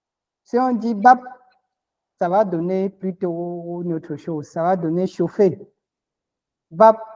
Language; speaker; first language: French; non-native, local second language; Ghomala